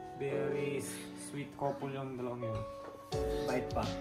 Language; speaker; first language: Filipino; non-native, local second language; Cebuano